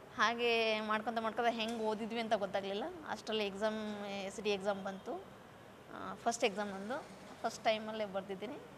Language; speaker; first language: Kannada; non-native, local second language; Lambadi